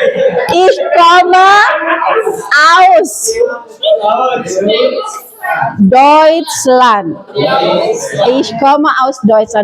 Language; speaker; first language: German; non-native, learner; Indonesian